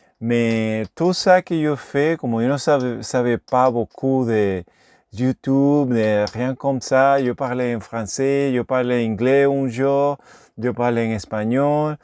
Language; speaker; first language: French; non-native, learner; Spanish